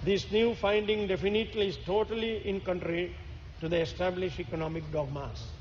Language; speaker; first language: English; non-native, local second language; Sinhala